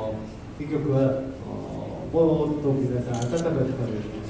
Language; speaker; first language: Japanese; non-native, fluent; Korean